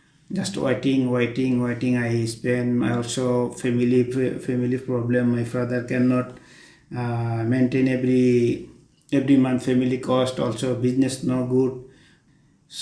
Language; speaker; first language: English; non-native, learner; Bangla